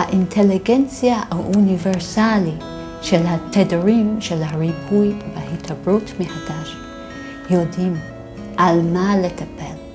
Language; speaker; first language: Hebrew; non-native, fluent; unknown